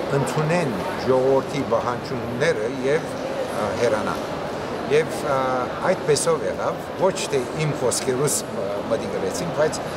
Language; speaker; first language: Armenian; early bilingual, heritage; Armenian